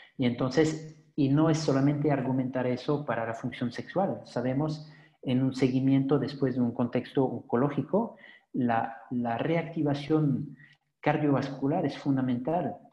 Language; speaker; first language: Spanish; non-native, fluent; French